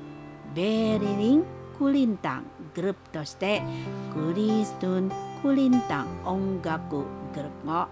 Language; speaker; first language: Japanese; non-native, fluent; Indonesian